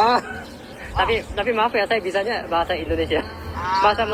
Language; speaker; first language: Indonesian; non-native, learner; Korean